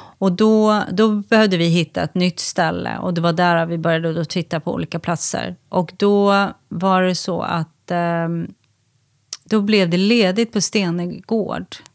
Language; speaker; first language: Swedish; native; Swedish